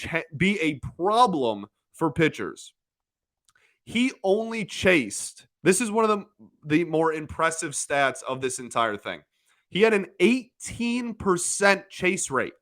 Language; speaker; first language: English; native; English